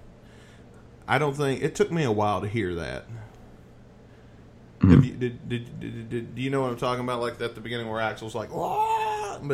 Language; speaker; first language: English; native; English